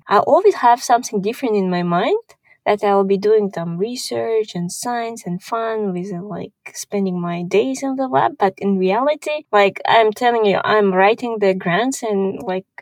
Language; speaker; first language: English; non-native, fluent; Kazakh